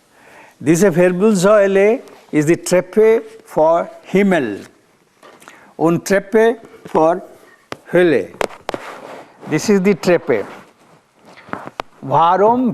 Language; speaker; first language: German; non-native, learner; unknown